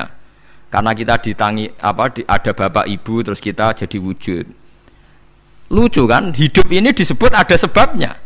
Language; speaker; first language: Indonesian; non-native, local second language; Javanese